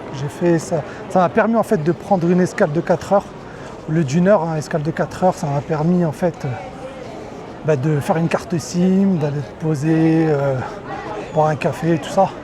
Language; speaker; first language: French; native; French